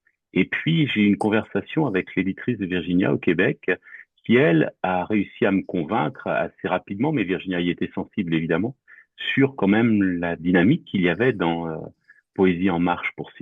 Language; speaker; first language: French; native; French